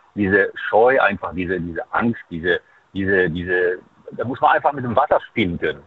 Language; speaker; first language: German; non-native, fluent; Arabic